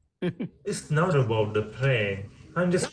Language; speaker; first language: English; non-native, learner; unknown